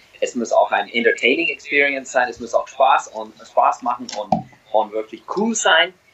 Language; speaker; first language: German; non-native, fluent; English